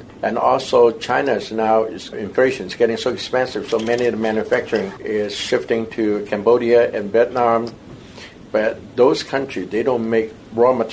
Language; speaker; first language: English; non-native, local second language; Cantonese